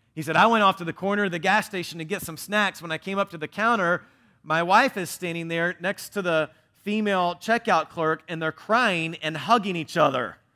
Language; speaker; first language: English; native; English